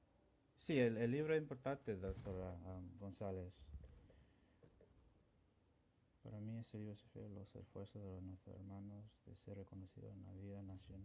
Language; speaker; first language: Spanish; non-native, local second language; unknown